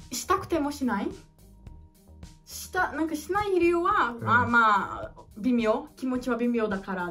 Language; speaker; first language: Japanese; non-native, learner; Portuguese